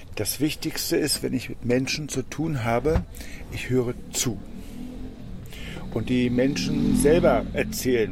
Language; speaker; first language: German; native; German